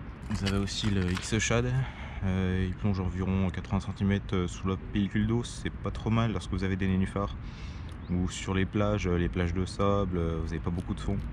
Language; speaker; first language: French; native; French